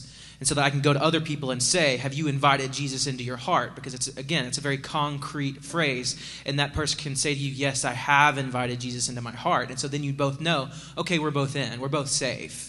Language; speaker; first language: English; native; English